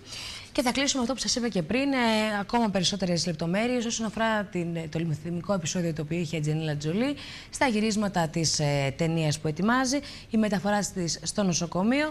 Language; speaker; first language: Greek; native; Greek